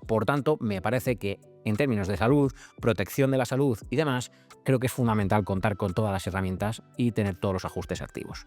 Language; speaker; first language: Spanish; native; Spanish